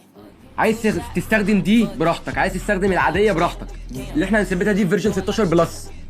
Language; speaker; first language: Arabic; native; Arabic